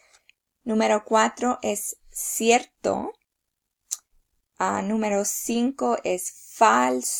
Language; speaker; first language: Spanish; early bilingual, heritage; Spanish